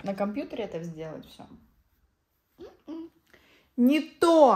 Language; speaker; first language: Russian; native; Russian